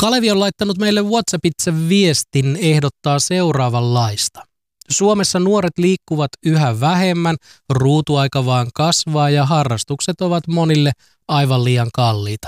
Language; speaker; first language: Finnish; native; Finnish